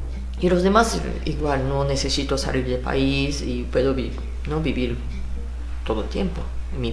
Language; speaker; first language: Spanish; non-native, fluent; Japanese